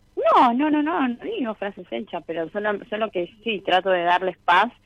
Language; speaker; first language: Spanish; native; Spanish